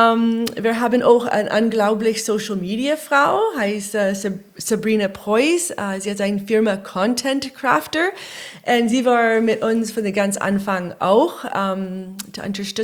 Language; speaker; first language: German; non-native, learner; English